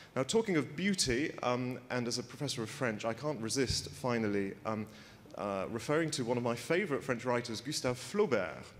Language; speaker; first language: English; native; English